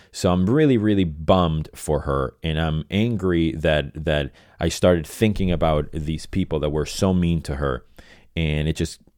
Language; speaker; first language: English; non-native, fluent; Spanish